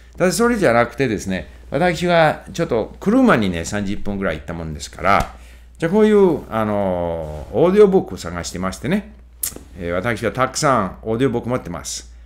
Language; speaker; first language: Japanese; non-native, fluent; English